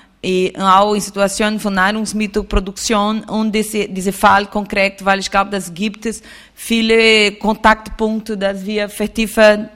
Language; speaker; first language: German; non-native, fluent; Portuguese